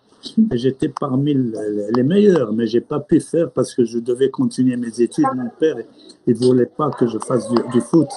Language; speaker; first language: French; non-native, local second language; Arabic